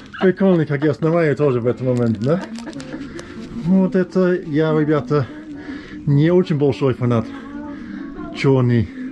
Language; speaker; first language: Russian; non-native, fluent; English